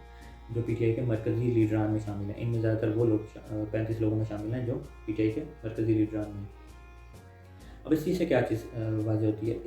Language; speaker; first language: Urdu; native; Urdu